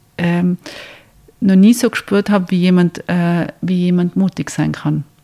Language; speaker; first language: German; native; German